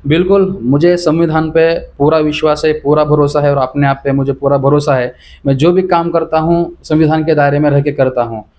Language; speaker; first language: Hindi; non-native, local second language; Marathi